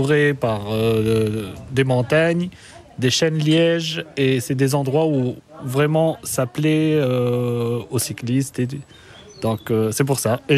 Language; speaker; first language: French; non-native, local second language; Arabic